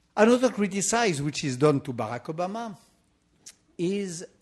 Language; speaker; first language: English; non-native, fluent; French